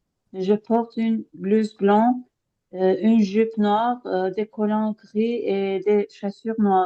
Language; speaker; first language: French; non-native, learner; Azerbaijani